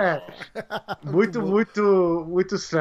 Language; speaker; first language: Portuguese; non-native, learner; English